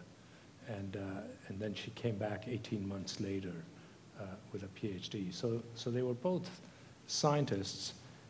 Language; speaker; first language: English; non-native, local second language; Tamil